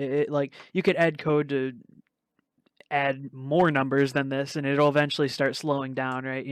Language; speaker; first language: English; native; English